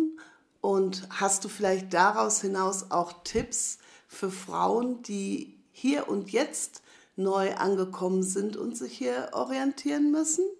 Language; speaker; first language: German; native; German